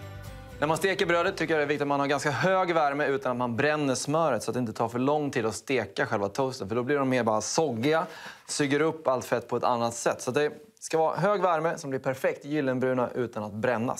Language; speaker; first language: Swedish; native; Swedish